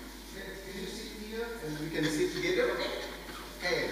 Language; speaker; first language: English; non-native, fluent; Indonesian